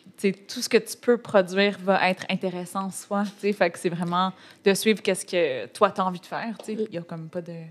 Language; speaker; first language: French; native; French